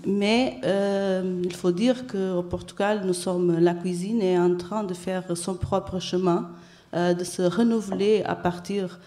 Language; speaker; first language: French; non-native, fluent; Portuguese